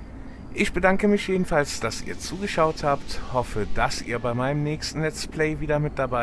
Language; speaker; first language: German; native; German